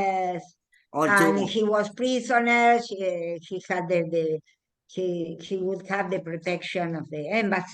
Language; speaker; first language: English; non-native, learner; Spanish